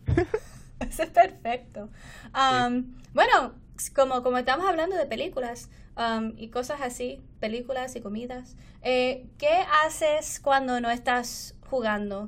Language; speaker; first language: Spanish; non-native, fluent; English